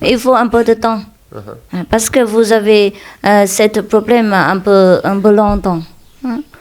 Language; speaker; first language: French; non-native, fluent; Vietnamese